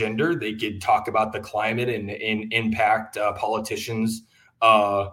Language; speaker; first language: English; native; English